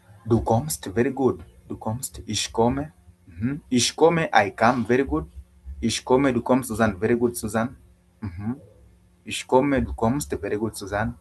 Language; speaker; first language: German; non-native, learner; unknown